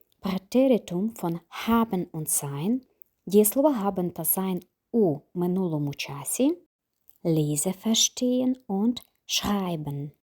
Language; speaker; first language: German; non-native, fluent; Ukrainian